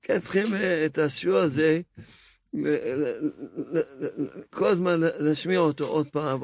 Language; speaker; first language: Hebrew; non-native, fluent; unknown